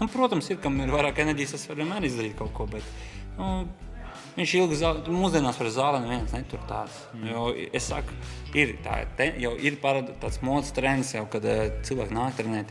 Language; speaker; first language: Latvian; native; Latvian